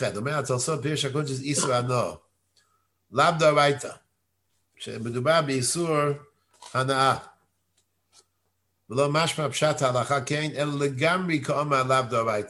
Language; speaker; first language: Hebrew; non-native, fluent; English